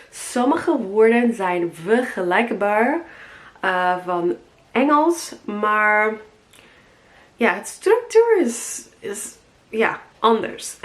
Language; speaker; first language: Dutch; non-native, learner; English